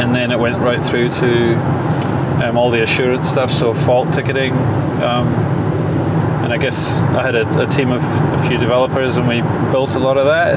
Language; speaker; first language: English; native; English